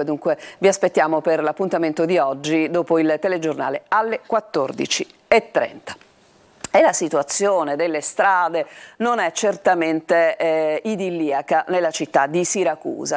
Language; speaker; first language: Italian; native; Italian